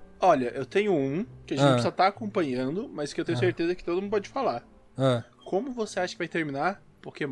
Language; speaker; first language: Portuguese; native; Portuguese